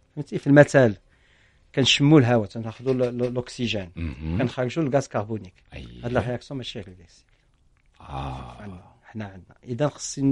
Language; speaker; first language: Arabic; native; Arabic